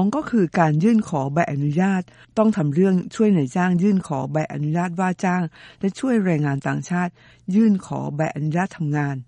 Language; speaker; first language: Thai; native; Thai